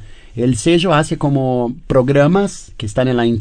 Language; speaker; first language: Spanish; non-native, fluent; Portuguese